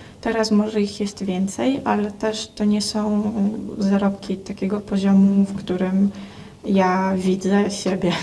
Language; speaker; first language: Polish; non-native, fluent; Russian